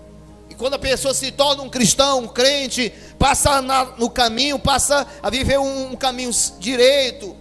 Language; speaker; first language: Portuguese; native; Portuguese